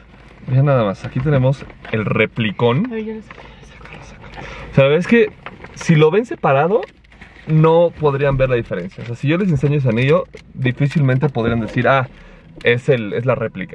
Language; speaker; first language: Spanish; native; Spanish